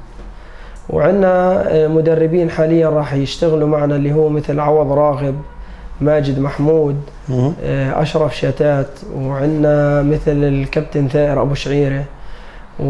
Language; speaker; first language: Arabic; native; Arabic